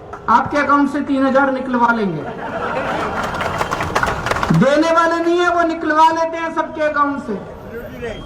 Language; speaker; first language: Hindi; native; Hindi